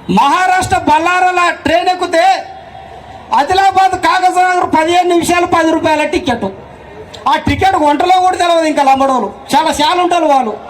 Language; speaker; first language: Telugu; non-native, local second language; Koya